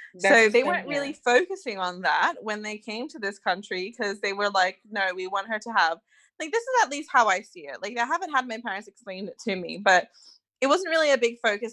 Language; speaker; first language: English; non-native, local second language; Tongan